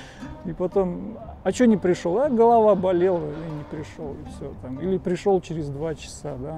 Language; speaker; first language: Russian; native; Russian